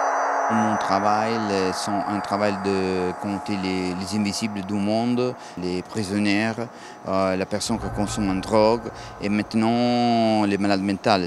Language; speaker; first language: French; non-native, learner; Italian